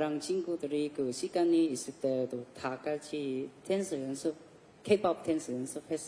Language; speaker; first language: Korean; non-native, learner; Vietnamese